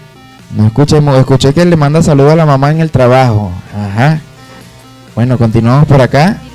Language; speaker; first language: Spanish; native; Spanish